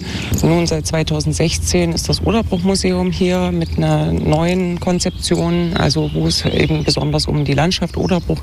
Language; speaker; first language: German; native; German